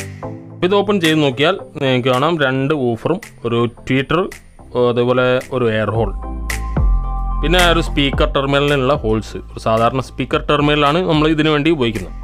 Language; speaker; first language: Malayalam; native; Malayalam